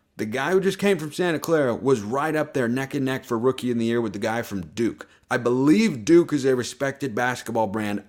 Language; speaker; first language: English; native; English